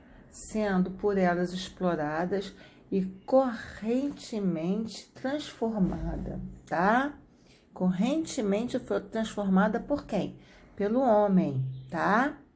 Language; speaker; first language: Portuguese; native; Portuguese